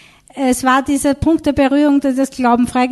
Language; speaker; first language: German; native; German